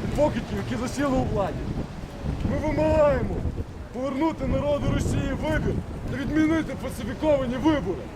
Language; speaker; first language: Ukrainian; native; Ukrainian